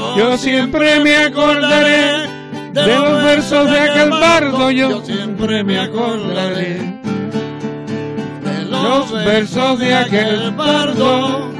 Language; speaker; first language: Spanish; native; Spanish